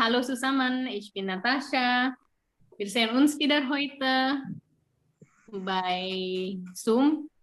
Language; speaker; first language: German; non-native, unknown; Indonesian